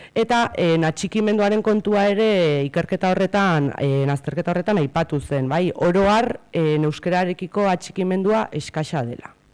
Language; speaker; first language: Basque; native; Basque